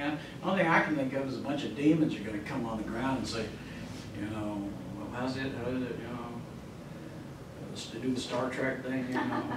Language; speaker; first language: English; native; English